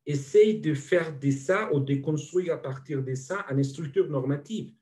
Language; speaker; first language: French; non-native, fluent; Spanish